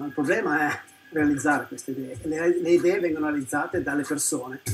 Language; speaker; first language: Italian; native; Italian